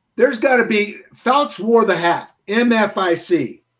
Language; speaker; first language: English; native; English